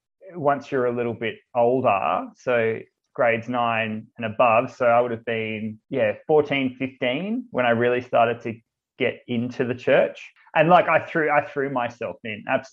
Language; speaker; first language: English; native; English